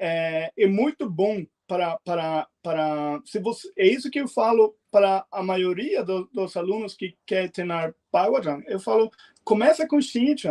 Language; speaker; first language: Portuguese; non-native, fluent; Swedish